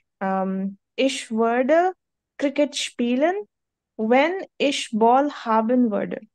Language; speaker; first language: German; non-native, learner; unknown